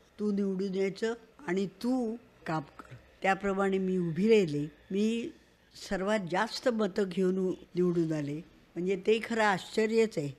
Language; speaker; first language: Marathi; native; Marathi